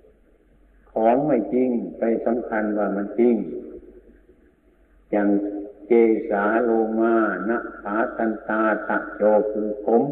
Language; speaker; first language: Thai; native; Thai